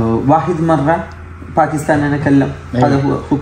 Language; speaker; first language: Arabic; non-native, learner; Malayalam